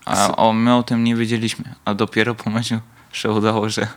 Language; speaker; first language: Polish; non-native, fluent; Persian